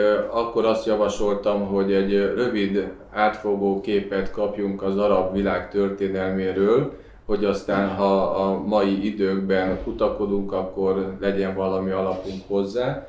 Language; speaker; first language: Hungarian; native; Hungarian